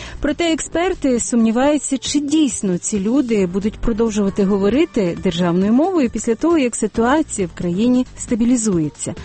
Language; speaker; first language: Ukrainian; native; Ukrainian